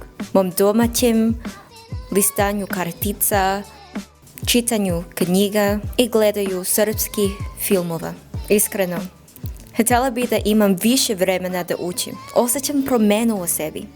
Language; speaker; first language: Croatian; non-native, learner; English